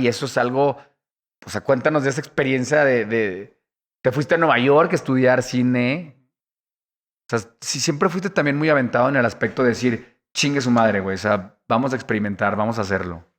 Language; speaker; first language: Spanish; native; Spanish